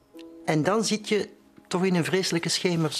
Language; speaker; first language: Dutch; native; Dutch